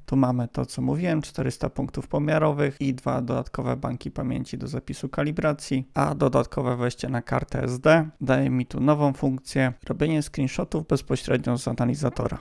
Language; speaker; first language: Polish; native; Polish